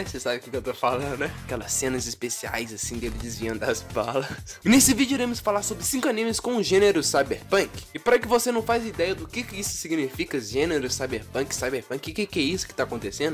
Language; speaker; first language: Portuguese; native; Portuguese